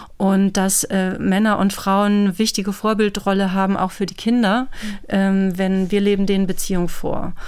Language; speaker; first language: German; native; German